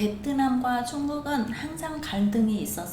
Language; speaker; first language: Korean; non-native, fluent; Vietnamese